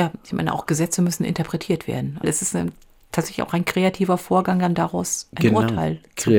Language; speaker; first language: German; native; German